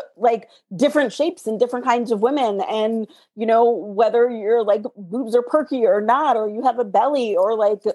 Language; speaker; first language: English; native; English